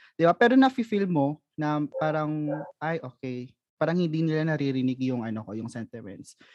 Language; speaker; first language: Filipino; non-native, local second language; Hiligaynon